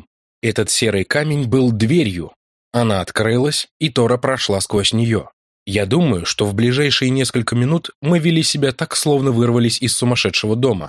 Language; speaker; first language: Russian; native; Russian